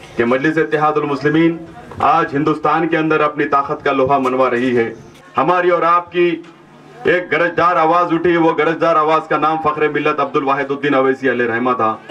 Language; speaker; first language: Urdu; native; Urdu